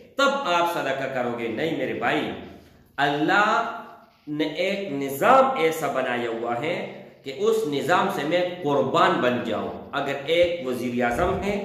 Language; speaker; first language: Urdu; non-native, local second language; Pashto